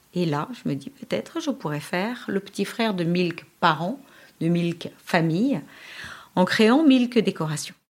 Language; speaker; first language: French; native; French